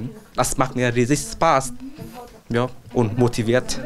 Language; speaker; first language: German; non-native, learner; Vietnamese